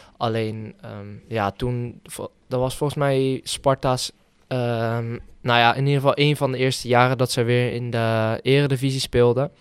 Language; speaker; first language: Dutch; native; Dutch